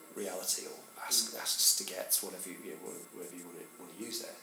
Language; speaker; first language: English; native; English